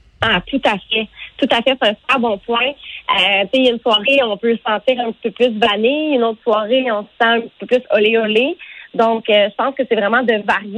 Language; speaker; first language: French; native; French